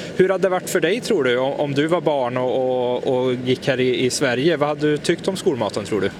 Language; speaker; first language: Swedish; native; Swedish